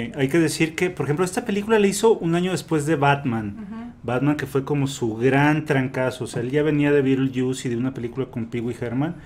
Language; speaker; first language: Spanish; native; Spanish